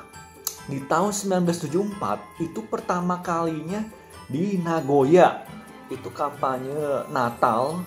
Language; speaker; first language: Indonesian; native; Indonesian